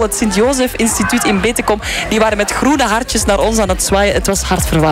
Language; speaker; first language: Dutch; native; Dutch